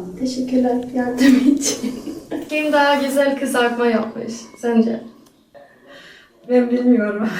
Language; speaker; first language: Turkish; non-native, learner; Swedish